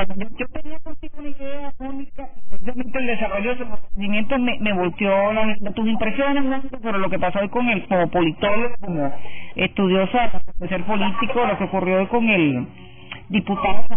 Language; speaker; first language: Spanish; native; Spanish